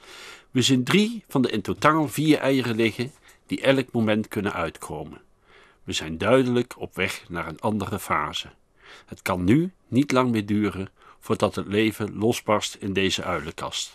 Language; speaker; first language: Dutch; native; Dutch